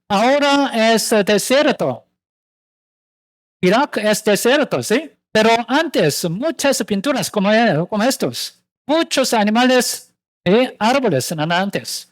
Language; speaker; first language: Spanish; non-native, learner; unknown